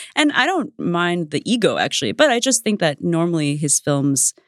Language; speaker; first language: English; native; English